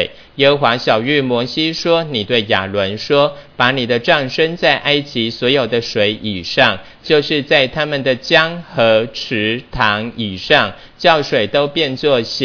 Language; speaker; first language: Chinese; native; Chinese